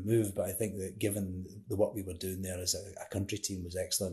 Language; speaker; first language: English; native; English